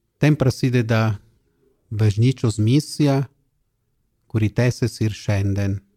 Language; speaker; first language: Lithuanian; non-native, fluent; Italian